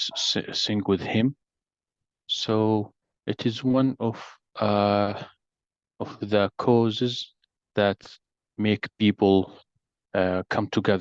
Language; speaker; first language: English; non-native, learner; Arabic